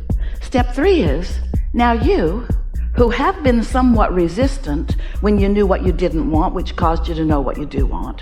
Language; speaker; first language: English; native; English